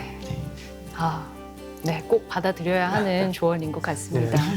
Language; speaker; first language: Korean; native; Korean